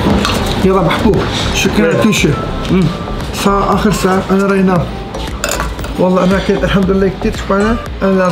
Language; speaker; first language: Arabic; non-native, learner; Turkish